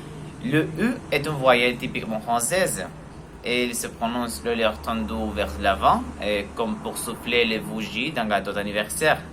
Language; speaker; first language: French; non-native, learner; Spanish